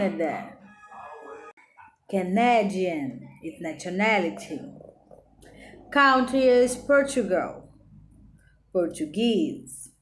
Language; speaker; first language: English; non-native, learner; Portuguese